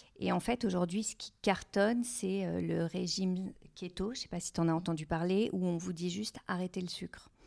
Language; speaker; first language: French; native; French